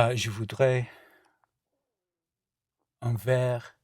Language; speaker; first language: French; non-native, learner; English